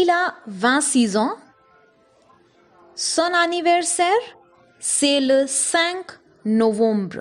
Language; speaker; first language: French; non-native, fluent; Hindi